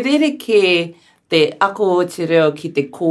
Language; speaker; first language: Māori; non-native, learner; English